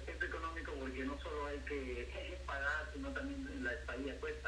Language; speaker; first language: Spanish; native; Spanish